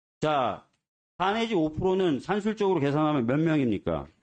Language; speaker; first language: Korean; native; Korean